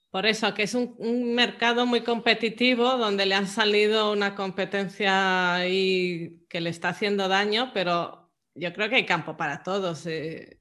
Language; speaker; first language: Spanish; native; Spanish